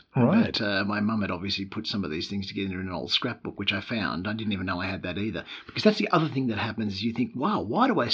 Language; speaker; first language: English; native; English